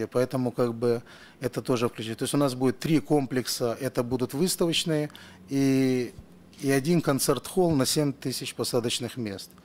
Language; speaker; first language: Russian; native; Russian